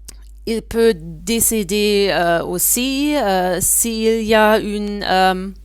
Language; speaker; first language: French; non-native, learner; German